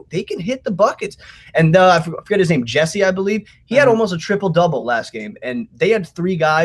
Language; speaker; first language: English; native; English